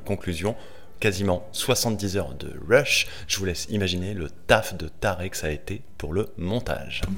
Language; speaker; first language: French; native; French